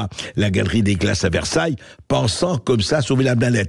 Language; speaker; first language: French; native; French